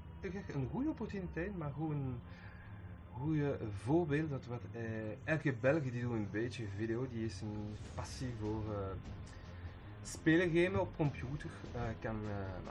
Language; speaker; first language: Dutch; non-native, local second language; French